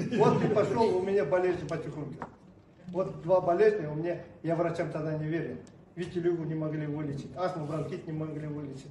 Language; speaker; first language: Russian; non-native, local second language; Kazakh